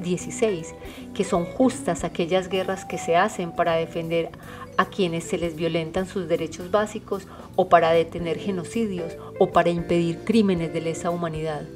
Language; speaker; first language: Spanish; native; Spanish